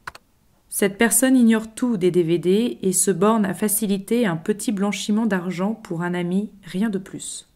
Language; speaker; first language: French; native; French